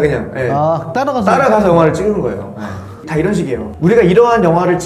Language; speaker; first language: Korean; native; Korean